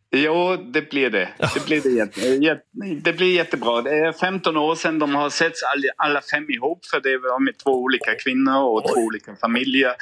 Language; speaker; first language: Swedish; non-native, fluent; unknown